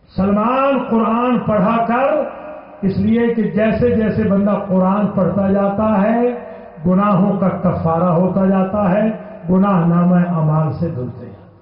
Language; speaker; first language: Urdu; non-native, local second language; Punjabi